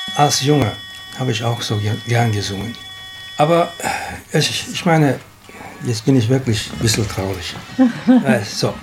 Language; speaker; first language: German; non-native, fluent; Turkish